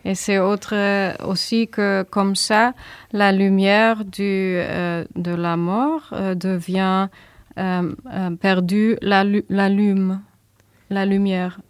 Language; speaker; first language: French; non-native, learner; German